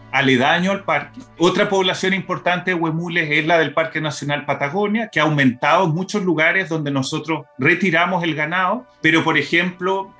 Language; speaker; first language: Spanish; early bilingual, other home language; Portuguese